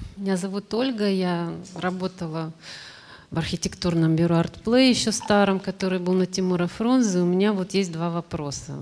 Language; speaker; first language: Russian; native; Russian